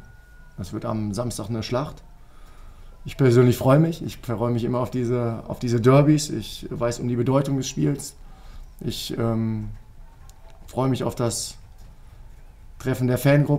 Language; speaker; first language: German; native; German